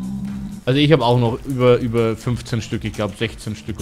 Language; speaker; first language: German; native; German